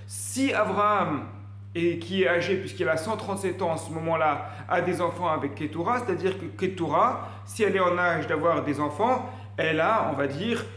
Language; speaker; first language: French; native; French